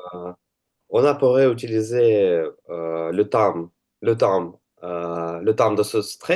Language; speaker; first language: French; non-native, learner; Russian